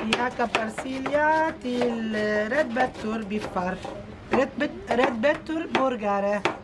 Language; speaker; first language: Swedish; non-native, learner; Arabic